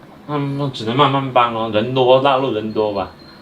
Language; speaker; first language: Chinese; native; Chinese